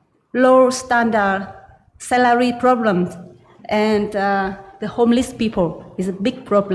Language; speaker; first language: English; non-native, learner; Vietnamese